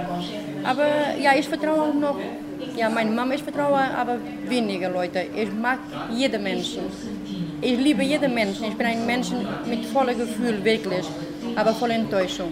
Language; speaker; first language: German; non-native, fluent; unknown